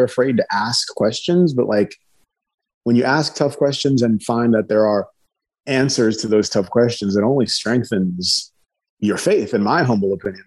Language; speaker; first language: English; early bilingual, other home language; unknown